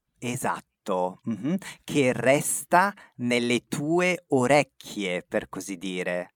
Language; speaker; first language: Italian; native; Italian